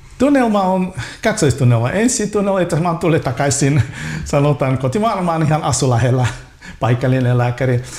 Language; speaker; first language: Finnish; non-native, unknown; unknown